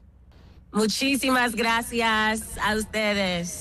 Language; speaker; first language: Spanish; non-native, learner; English